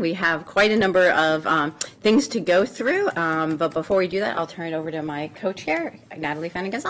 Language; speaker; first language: English; native; English